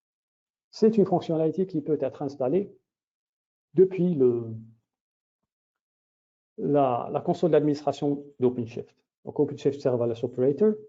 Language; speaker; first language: French; native; French